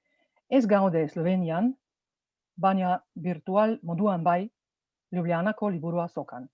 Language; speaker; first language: Basque; non-native, fluent; Slovenian